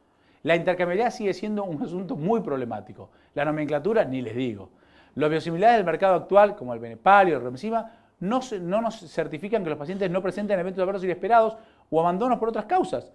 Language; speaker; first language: Spanish; native; Spanish